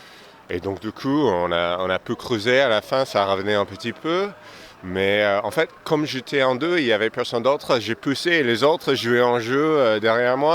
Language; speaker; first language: French; non-native, fluent; English